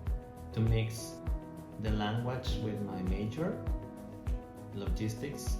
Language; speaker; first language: English; non-native, learner; Spanish